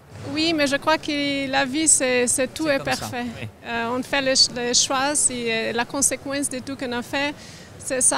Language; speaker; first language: French; non-native, learner; Portuguese